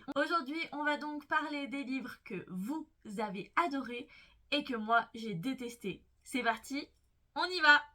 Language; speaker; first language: French; native; French